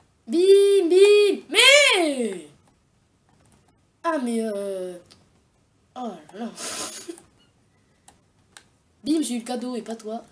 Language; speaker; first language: French; native; French